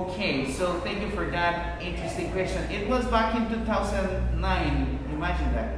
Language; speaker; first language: English; non-native, fluent; Spanish